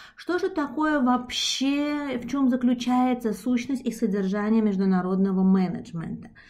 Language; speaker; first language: Russian; non-native, local second language; Uzbek